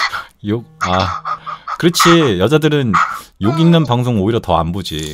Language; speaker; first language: Korean; native; Korean